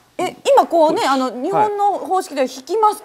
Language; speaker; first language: Japanese; native; Japanese